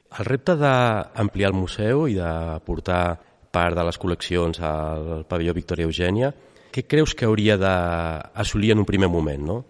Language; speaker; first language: Catalan; native; Catalan